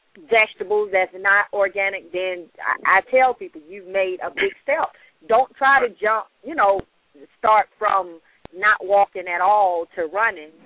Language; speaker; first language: English; native; English